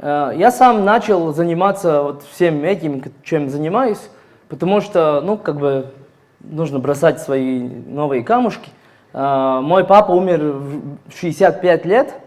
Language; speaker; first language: Russian; non-native, fluent; Latvian